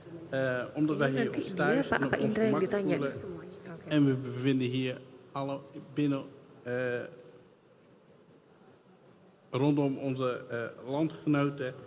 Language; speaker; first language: Dutch; early bilingual, other home language; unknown